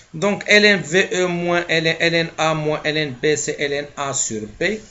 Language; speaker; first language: French; non-native, local second language; Arabic